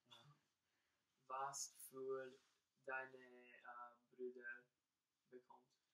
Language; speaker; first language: German; non-native, learner; English